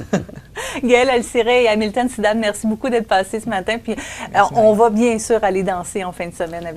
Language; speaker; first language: French; native; French